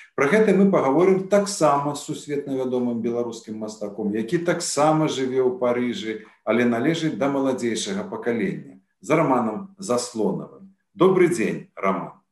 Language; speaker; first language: Belarusian; native; Belarusian